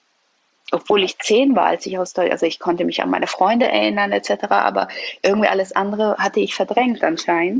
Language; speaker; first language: German; early bilingual, other home language; Persian